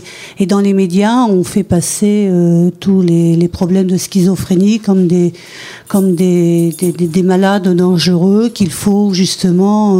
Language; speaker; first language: French; native; French